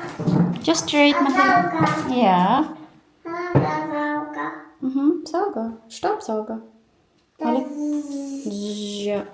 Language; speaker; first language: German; non-native, fluent; Filipino